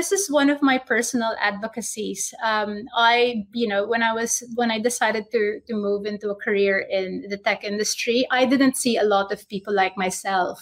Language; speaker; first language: English; non-native, local second language; Filipino